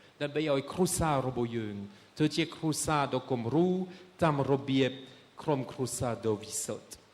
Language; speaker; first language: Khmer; non-native, fluent; French